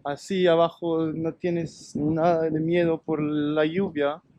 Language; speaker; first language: Spanish; non-native, fluent; French